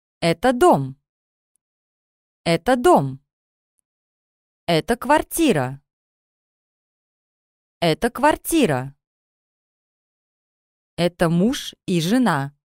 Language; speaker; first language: Russian; non-native, learner; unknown